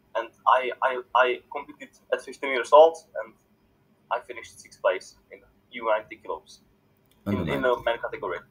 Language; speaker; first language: English; non-native, fluent; Czech